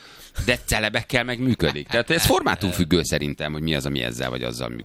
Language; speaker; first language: Hungarian; native; Hungarian